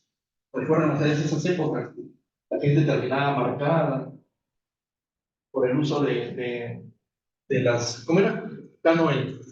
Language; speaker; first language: Spanish; native; Spanish